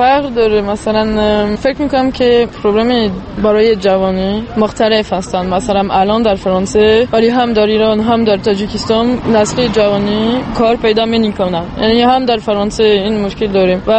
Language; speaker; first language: Persian; non-native, fluent; French